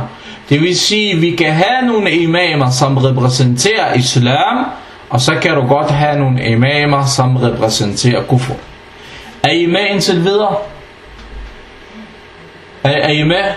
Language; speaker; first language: Danish; early bilingual, other home language; Arabic